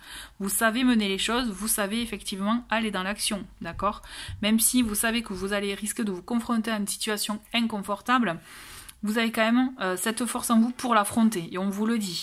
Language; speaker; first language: French; native; French